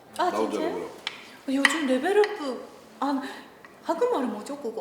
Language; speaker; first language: Korean; non-native, learner; Japanese